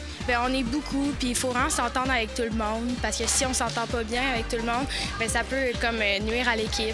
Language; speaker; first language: French; native; French